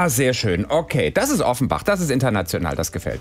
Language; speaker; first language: German; native; German